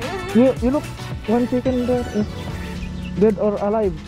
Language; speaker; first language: English; non-native, learner; Filipino